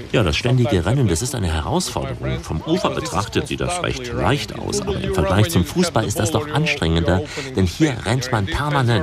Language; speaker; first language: German; native; German